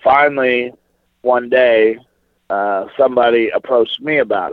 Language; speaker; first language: English; native; English